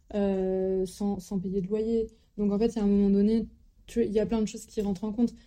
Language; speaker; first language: French; native; French